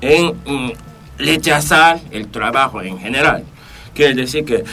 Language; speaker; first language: Spanish; non-native, fluent; Japanese